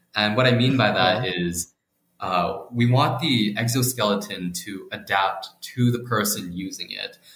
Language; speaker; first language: English; native; English